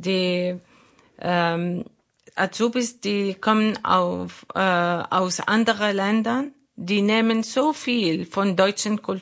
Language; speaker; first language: German; non-native, learner; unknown